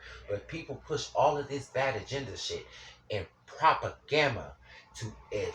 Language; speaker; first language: English; native; English